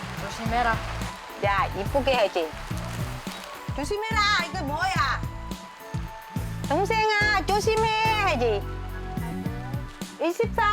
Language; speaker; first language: Korean; non-native, learner; Vietnamese